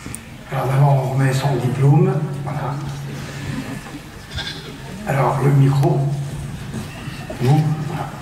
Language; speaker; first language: French; native; French